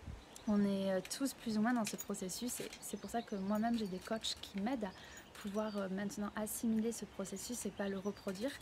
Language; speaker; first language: French; native; French